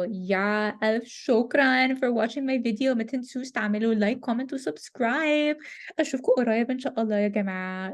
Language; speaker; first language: Arabic; non-native, learner; English